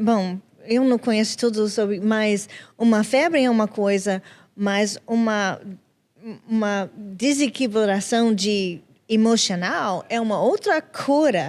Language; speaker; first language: Portuguese; non-native, fluent; English